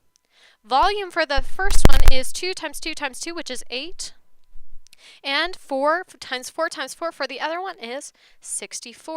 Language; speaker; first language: English; native; English